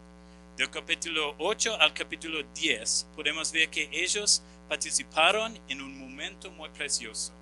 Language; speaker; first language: Spanish; non-native, fluent; English